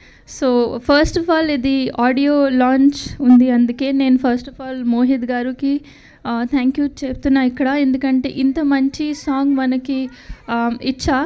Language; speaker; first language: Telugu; non-native, learner; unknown